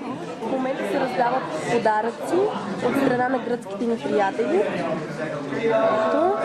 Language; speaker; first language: Bulgarian; native; Bulgarian